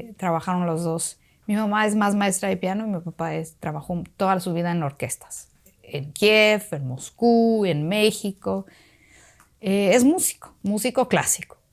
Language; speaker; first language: Spanish; early bilingual, other home language; Russian